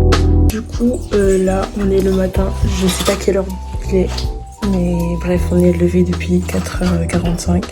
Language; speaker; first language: French; native; French